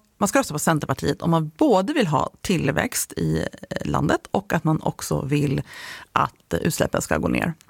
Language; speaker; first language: Swedish; native; Swedish